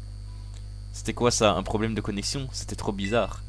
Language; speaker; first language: French; native; French